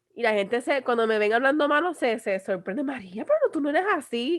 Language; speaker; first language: Spanish; early bilingual, other home language; English